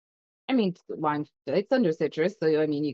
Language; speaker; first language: English; native; English